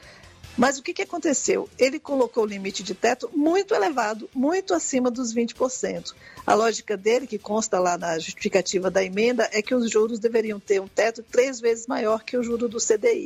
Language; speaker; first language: Portuguese; native; Portuguese